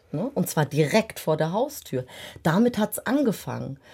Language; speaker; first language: German; native; German